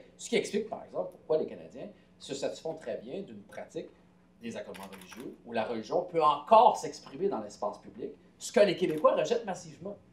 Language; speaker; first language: French; native; French